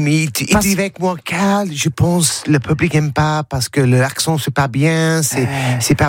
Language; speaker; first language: French; non-native, learner; English